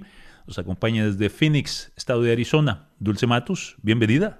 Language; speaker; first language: Spanish; native; Spanish